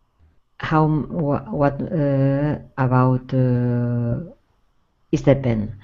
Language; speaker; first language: English; non-native, learner; Spanish